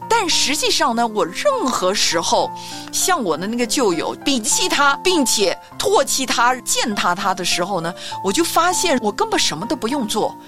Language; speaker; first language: Chinese; native; Chinese